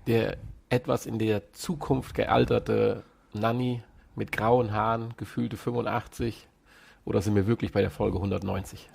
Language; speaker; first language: German; native; German